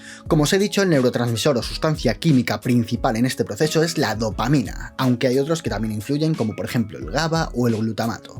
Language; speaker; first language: Spanish; native; Spanish